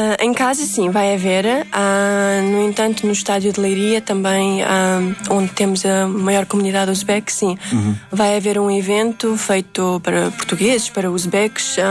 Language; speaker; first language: Portuguese; early bilingual, other home language; Uzbek